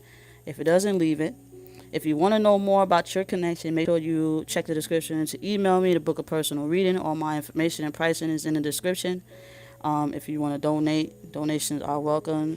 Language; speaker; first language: English; native; English